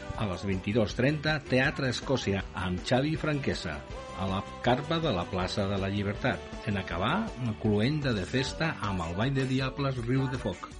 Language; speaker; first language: Catalan; native; Catalan